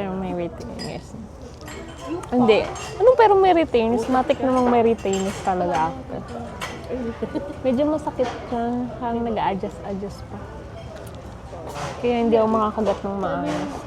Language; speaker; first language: Filipino; early bilingual, heritage; Filipino